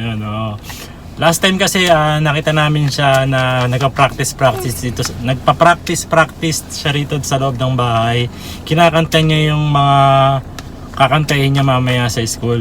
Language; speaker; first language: Filipino; native; Filipino